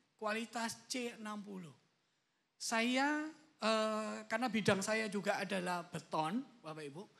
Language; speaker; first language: Indonesian; native; Indonesian